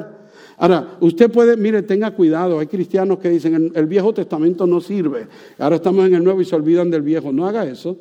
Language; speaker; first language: Spanish; native; Spanish